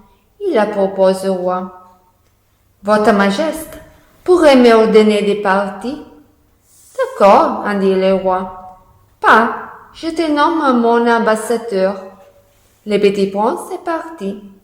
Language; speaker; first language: French; non-native, learner; Italian